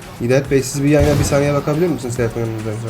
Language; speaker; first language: Turkish; native; Turkish